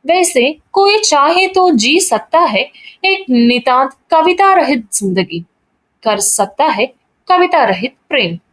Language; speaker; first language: Hindi; non-native, local second language; Malayalam